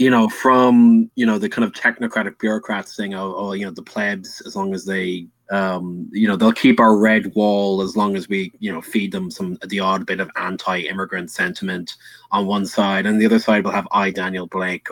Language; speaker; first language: English; native; English